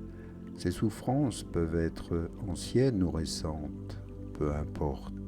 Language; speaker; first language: French; native; French